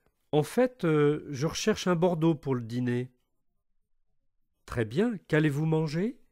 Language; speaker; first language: French; native; French